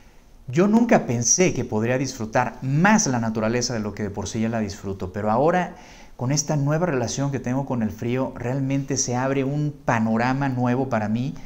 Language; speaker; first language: Spanish; native; Spanish